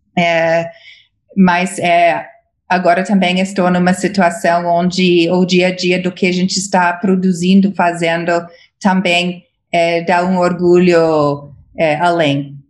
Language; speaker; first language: Portuguese; non-native, fluent; English